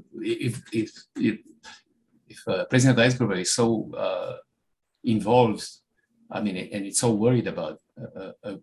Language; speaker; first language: English; non-native, fluent; Romanian